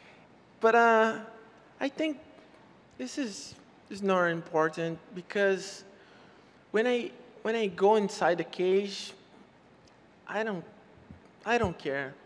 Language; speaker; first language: English; non-native, learner; Portuguese